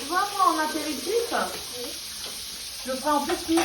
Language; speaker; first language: French; native; French